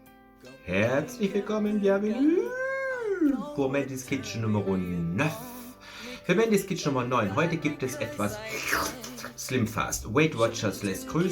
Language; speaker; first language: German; non-native, fluent; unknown